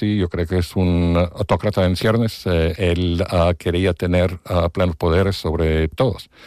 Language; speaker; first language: Spanish; non-native, fluent; English